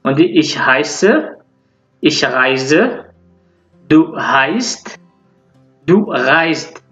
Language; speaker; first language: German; non-native, fluent; French